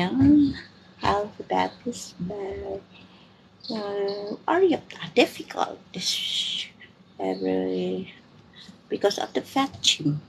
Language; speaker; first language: English; non-native, local second language; Filipino